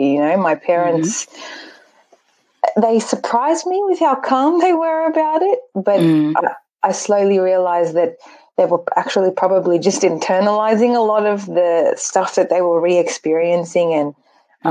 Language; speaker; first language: English; early bilingual, other home language; Persian